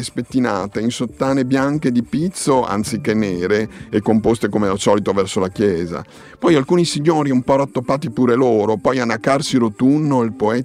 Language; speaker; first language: Italian; native; Italian